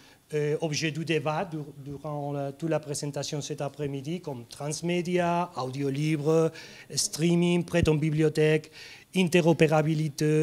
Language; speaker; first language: French; non-native, fluent; Spanish